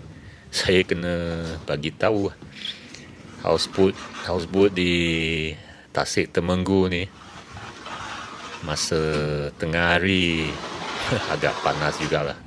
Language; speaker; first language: Malay; native; Malay